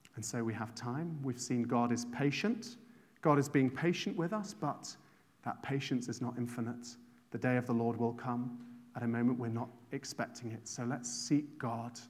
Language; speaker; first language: English; native; English